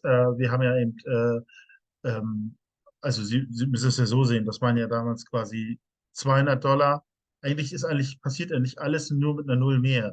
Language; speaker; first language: German; native; German